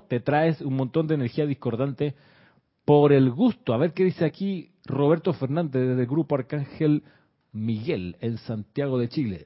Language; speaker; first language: Spanish; native; Spanish